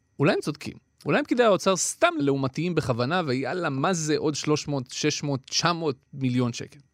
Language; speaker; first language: Hebrew; native; Hebrew